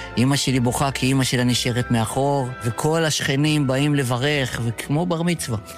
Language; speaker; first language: Hebrew; early bilingual, other home language; Yiddish